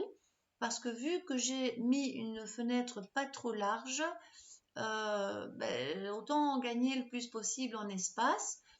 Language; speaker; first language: French; native; French